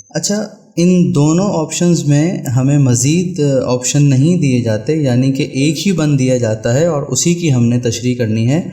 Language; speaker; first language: Urdu; native; Urdu